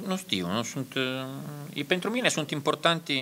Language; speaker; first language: Romanian; non-native, learner; Italian